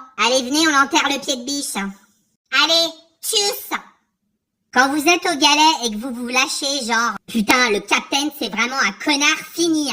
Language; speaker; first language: French; native; French